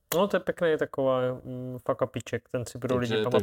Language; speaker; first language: Czech; native; Czech